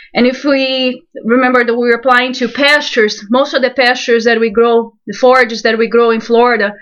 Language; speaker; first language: English; non-native, fluent; Portuguese